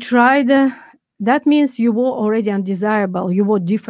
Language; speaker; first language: English; non-native, fluent; Russian